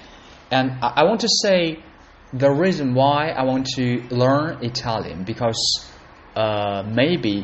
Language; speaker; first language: English; non-native, learner; Chinese